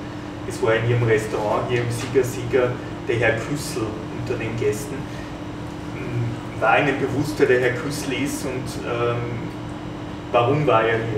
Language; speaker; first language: German; native; German